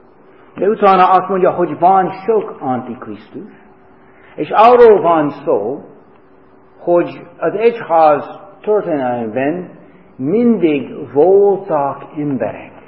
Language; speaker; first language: Hungarian; non-native, fluent; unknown